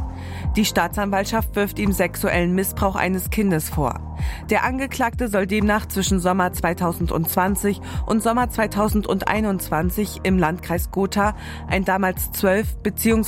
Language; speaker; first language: German; native; German